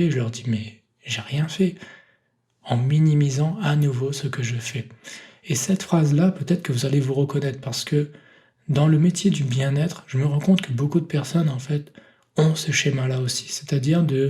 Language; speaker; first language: French; native; French